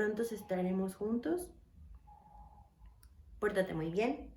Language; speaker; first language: Spanish; native; Spanish